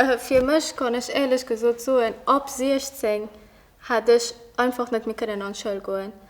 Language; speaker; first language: Luxembourgish; early bilingual, other home language; Persian